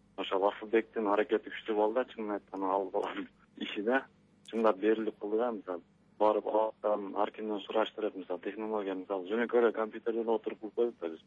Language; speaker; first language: Kyrgyz; native; Kyrgyz